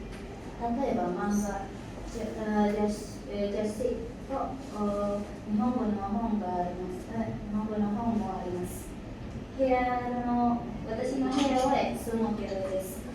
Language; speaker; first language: Japanese; non-native, learner; Indonesian